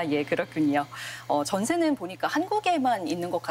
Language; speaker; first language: Korean; native; Korean